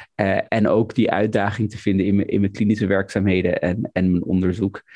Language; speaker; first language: Dutch; native; Dutch